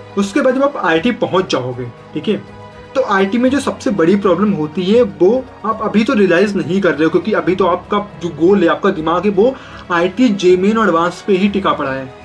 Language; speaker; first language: Hindi; native; Hindi